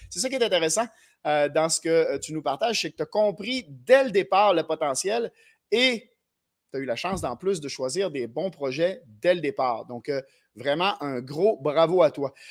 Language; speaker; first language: French; native; French